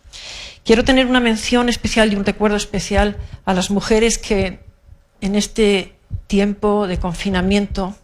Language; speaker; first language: Spanish; native; Spanish